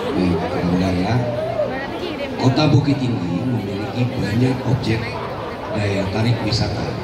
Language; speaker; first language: Indonesian; non-native, local second language; Minangkabau